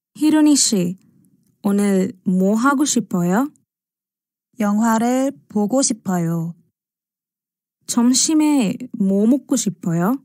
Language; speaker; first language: Korean; non-native, fluent; Sinhala